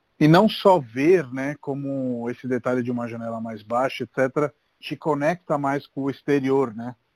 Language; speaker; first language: Portuguese; non-native, fluent; Italian